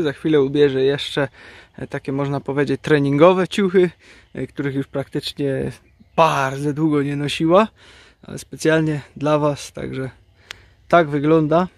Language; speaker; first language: Polish; native; Polish